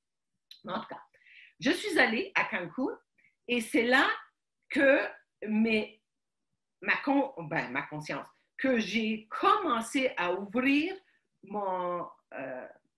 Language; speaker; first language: French; early bilingual, other home language; Ukrainian